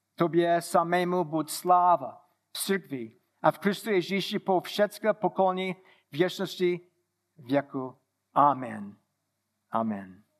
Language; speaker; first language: Czech; non-native, fluent; English